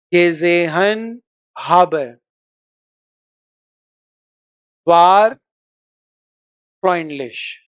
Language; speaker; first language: German; non-native, fluent; Hindi